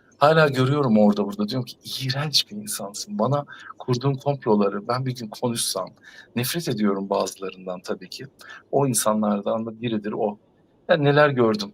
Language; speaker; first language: Turkish; native; Turkish